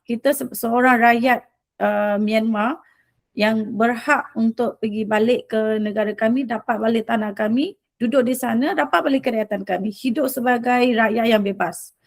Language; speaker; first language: Malay; early bilingual, other home language; Rohingya